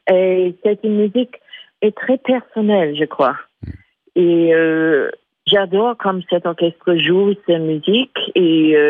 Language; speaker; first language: French; non-native, fluent; English